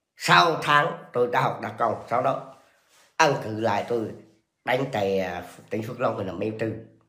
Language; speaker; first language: Vietnamese; non-native, local second language; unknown